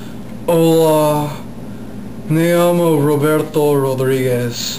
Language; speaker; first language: Spanish; non-native, learner; English